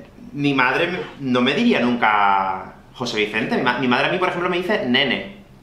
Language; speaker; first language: Spanish; native; Spanish